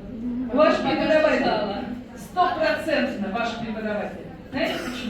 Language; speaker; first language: Russian; native; Russian